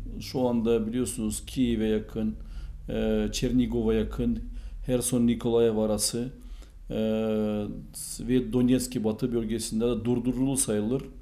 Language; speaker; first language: Turkish; non-native, fluent; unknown